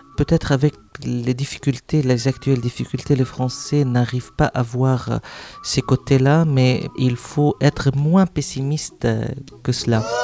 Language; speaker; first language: French; non-native, local second language; Arabic